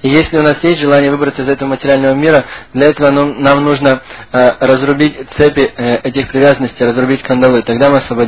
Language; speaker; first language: Russian; native; Russian